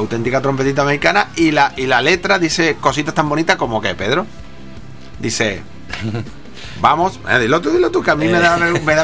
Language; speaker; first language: Spanish; native; Spanish